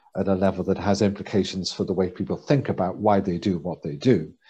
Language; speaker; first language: English; native; English